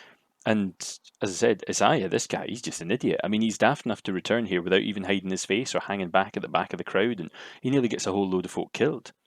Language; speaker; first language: English; native; English